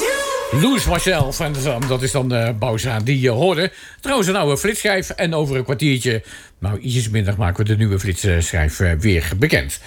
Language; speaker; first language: Dutch; native; Dutch